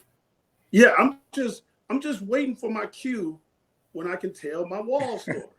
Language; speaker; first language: English; native; English